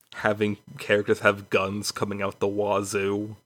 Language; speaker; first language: English; native; English